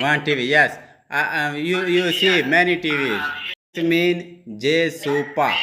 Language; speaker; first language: English; non-native, learner; Urdu